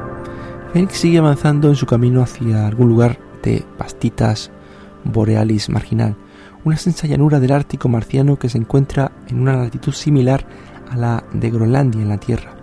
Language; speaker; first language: Spanish; native; Spanish